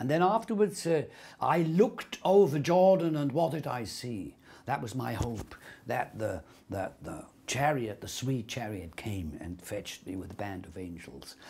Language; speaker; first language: English; non-native, fluent; Swiss German